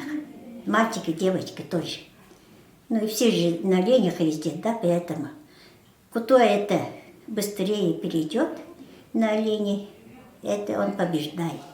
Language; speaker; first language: Russian; non-native, local second language; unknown